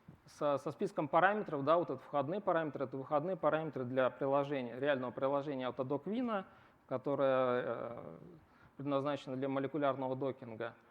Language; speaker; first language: Russian; native; Russian